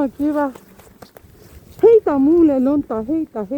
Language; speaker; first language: Finnish; non-native, learner; Burmese